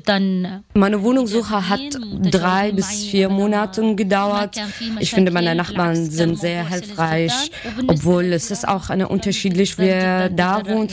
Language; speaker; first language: German; non-native, learner; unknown